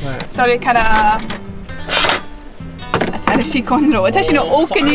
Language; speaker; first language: Japanese; non-native, learner; English